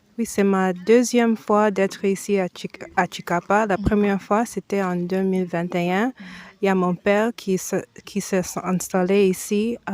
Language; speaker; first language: French; early bilingual, heritage; French